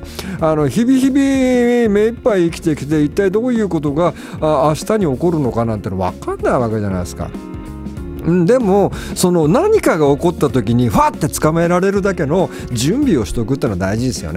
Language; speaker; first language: Japanese; native; Japanese